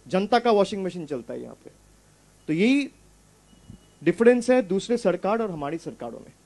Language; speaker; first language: Hindi; non-native, local second language; Bangla